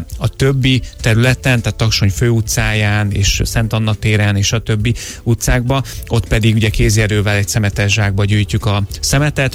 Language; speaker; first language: Hungarian; native; Hungarian